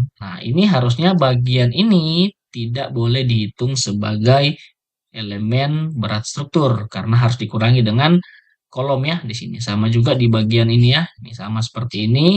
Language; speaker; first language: Indonesian; native; Indonesian